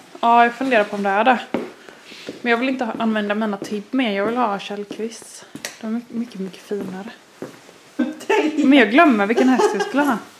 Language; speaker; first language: Swedish; native; Swedish